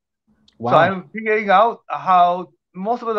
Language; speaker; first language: English; non-native, fluent; Japanese